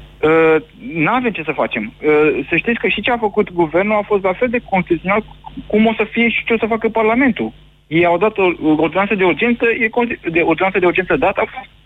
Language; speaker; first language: Romanian; native; Romanian